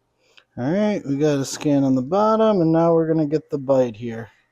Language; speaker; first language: English; native; English